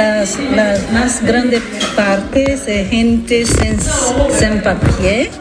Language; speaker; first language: Spanish; non-native, learner; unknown